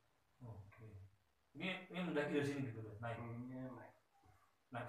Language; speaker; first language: Indonesian; native; Indonesian